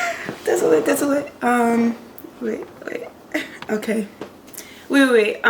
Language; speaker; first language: French; non-native, learner; English